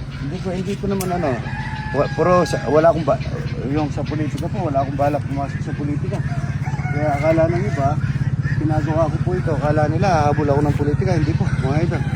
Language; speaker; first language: Filipino; native; Filipino